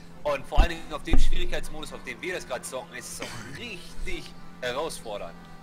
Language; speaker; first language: German; native; German